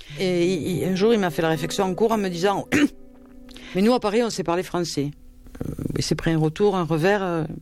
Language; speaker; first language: French; native; French